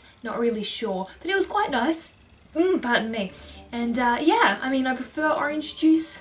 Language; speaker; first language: English; native; English